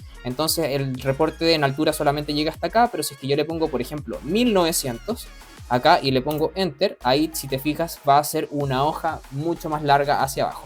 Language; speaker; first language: Spanish; native; Spanish